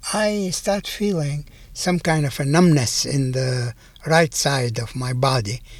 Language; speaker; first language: English; non-native, fluent; Arabic